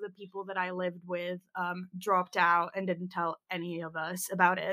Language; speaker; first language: English; native; English